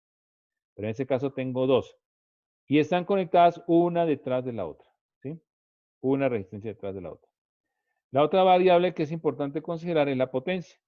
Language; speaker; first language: Spanish; native; Spanish